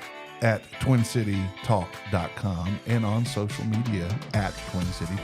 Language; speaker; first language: English; native; English